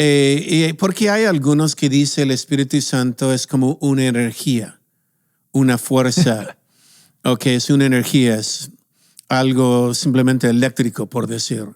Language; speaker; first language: Spanish; non-native, fluent; English